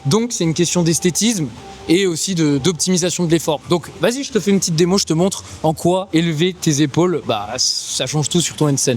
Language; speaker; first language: French; native; French